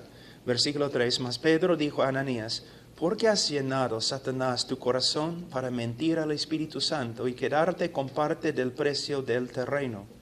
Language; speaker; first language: Spanish; non-native, fluent; English